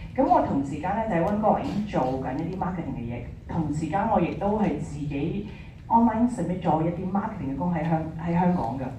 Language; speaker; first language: Cantonese; early bilingual, heritage; Cantonese